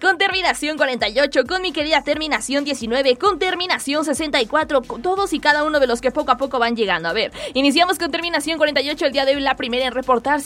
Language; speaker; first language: Spanish; native; Spanish